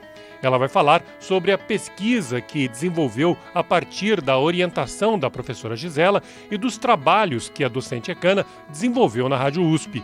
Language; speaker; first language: Portuguese; native; Portuguese